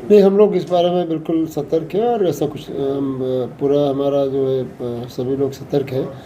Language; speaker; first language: Hindi; native; Hindi